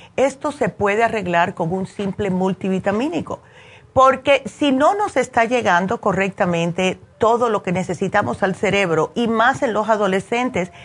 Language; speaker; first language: Spanish; early bilingual, heritage; Spanish